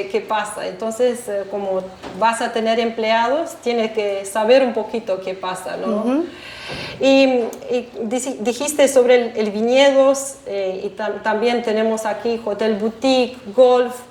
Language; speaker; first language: Spanish; non-native, fluent; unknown